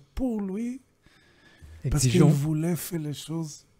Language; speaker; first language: French; non-native, learner; Hebrew